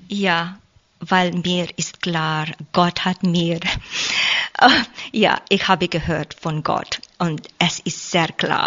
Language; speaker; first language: German; non-native, learner; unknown